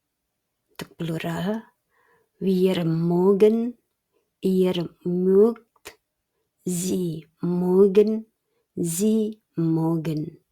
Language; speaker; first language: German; non-native, fluent; Indonesian